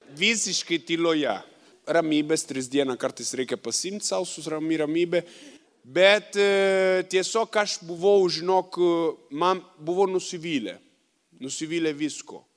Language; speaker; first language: Lithuanian; non-native, fluent; Italian